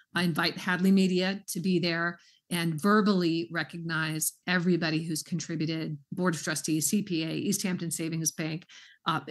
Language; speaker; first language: English; native; English